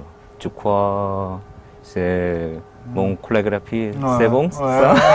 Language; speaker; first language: French; non-native, learner; Korean